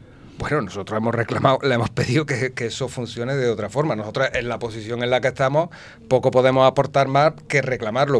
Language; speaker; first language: Spanish; native; Spanish